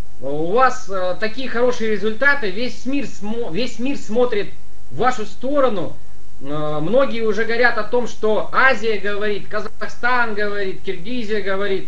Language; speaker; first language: Russian; native; Russian